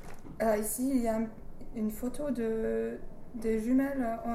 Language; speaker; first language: French; non-native, fluent; English